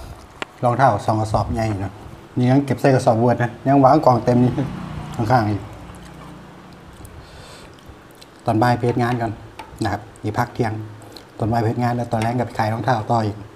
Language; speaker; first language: Thai; non-native, local second language; Northeastern Thai